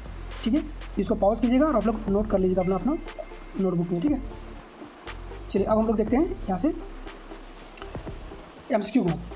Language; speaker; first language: Hindi; native; Hindi